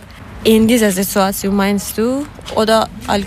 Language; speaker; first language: German; non-native, learner; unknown